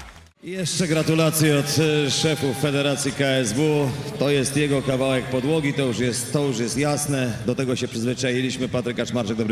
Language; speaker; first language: Polish; native; Polish